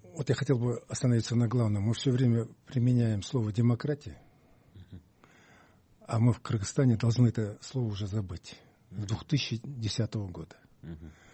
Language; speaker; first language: Russian; non-native, local second language; Kyrgyz